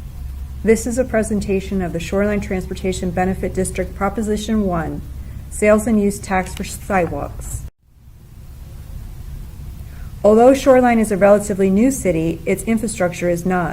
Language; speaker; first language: English; native; English